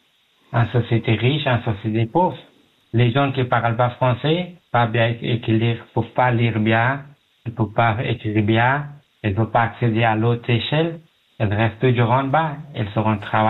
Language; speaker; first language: French; non-native, learner; Pashto